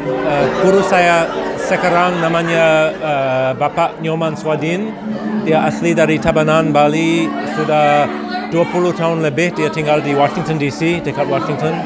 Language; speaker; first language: Indonesian; non-native, fluent; English